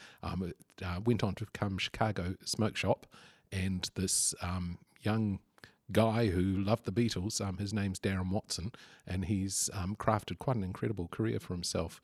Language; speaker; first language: English; native; English